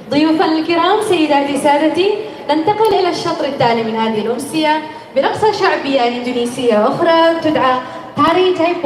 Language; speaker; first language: Arabic; native; Arabic